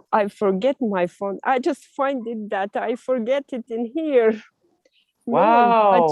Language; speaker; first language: English; non-native, learner; Russian